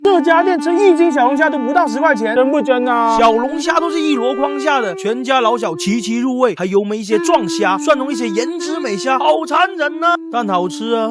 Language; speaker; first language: Chinese; non-native, local second language; Cantonese